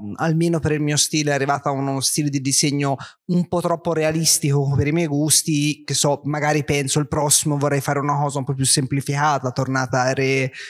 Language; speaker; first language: Italian; native; Italian